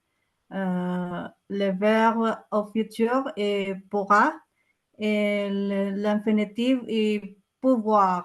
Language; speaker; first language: French; non-native, learner; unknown